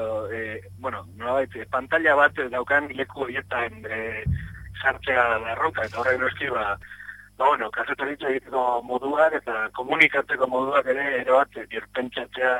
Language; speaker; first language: Basque; native; Basque